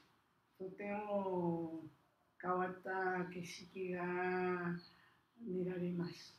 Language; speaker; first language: Japanese; non-native, learner; Spanish